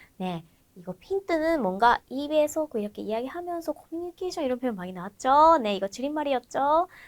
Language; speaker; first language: Korean; non-native, fluent; Japanese